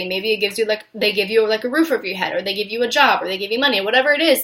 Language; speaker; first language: English; native; English